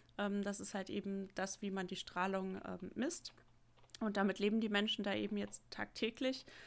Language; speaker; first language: German; native; German